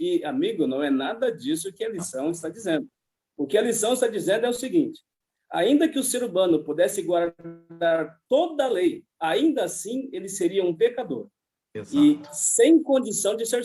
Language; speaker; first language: Portuguese; native; Portuguese